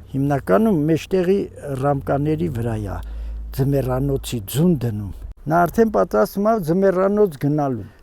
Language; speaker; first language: Armenian; native; Armenian